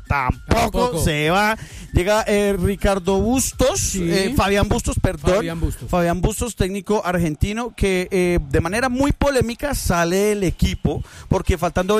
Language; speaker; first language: Spanish; native; Spanish